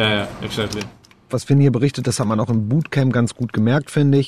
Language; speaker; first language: German; native; German